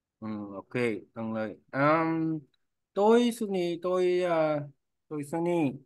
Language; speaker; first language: Vietnamese; non-native, learner; Korean